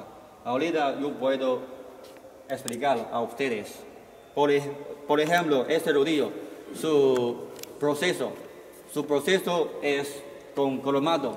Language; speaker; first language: Spanish; non-native, learner; Chinese